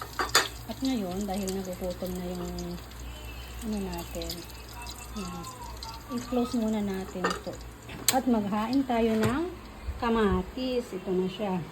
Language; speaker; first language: Filipino; non-native, local second language; Iloko